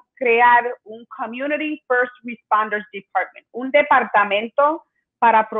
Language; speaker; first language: Spanish; early bilingual, heritage; Spanish